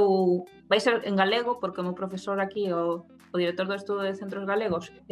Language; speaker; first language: Galician; non-native, local second language; Spanish